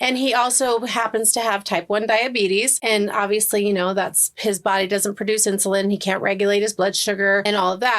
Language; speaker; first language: English; native; English